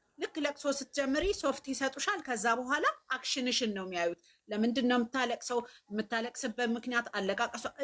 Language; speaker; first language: Amharic; native; Amharic